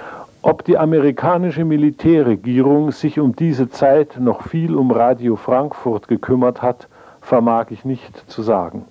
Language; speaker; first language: German; native; German